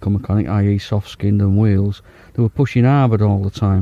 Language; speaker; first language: English; native; English